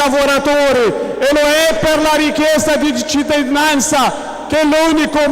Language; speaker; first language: Italian; non-native, fluent; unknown